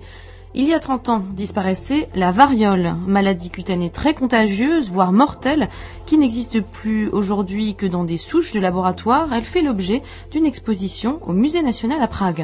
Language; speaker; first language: French; native; French